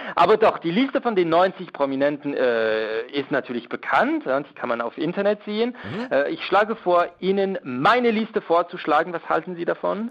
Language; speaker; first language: German; non-native, local second language; French